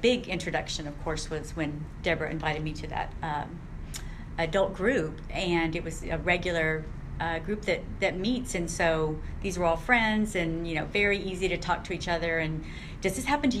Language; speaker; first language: English; native; English